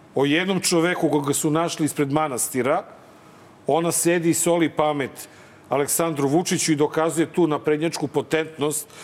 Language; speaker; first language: Serbian; native; Serbian